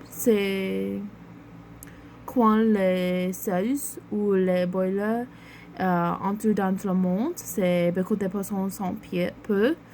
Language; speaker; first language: French; non-native, learner; English